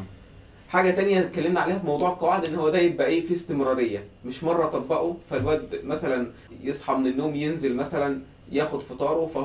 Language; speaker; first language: Arabic; native; Arabic